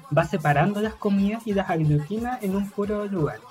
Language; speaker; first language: Spanish; native; Spanish